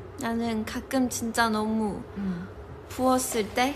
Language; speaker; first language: Korean; non-native, local second language; Chinese